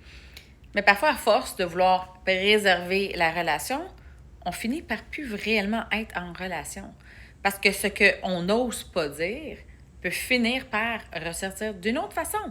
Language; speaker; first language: French; native; French